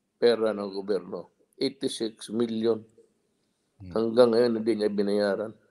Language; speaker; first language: Filipino; non-native, local second language; Cebuano